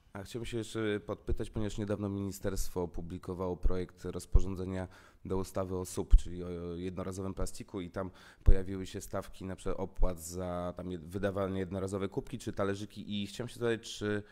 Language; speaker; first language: Polish; native; Polish